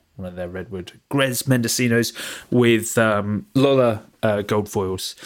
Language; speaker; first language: English; native; English